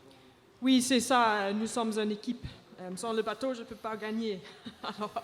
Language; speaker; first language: French; non-native, fluent; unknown